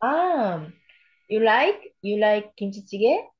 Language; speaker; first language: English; non-native, learner; Korean